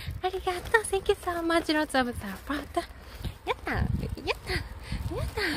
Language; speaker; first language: English; non-native, learner; Japanese